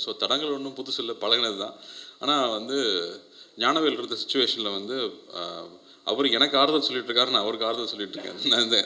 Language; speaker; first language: Tamil; native; Tamil